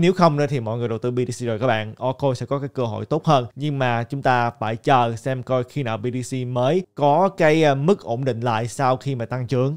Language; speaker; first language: Vietnamese; native; Vietnamese